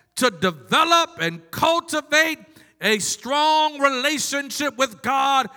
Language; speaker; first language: English; native; English